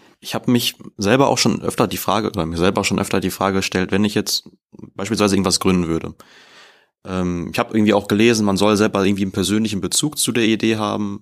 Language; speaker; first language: German; native; German